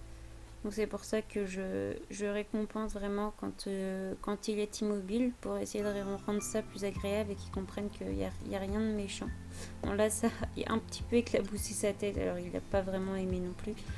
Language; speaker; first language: French; native; French